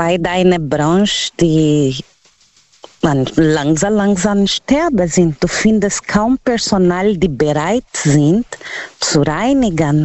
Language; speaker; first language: German; non-native, learner; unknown